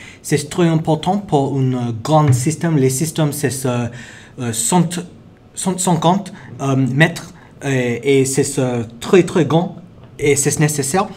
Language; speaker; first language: French; non-native, learner; English